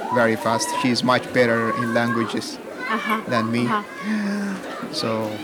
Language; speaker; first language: English; non-native, fluent; Amharic